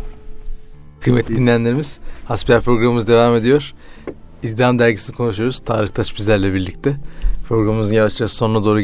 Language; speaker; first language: Turkish; native; Turkish